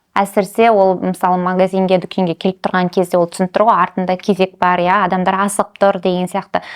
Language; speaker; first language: Kazakh; non-native, local second language; Russian